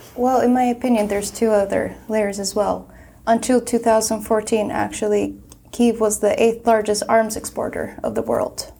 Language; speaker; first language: English; non-native, fluent; Turkish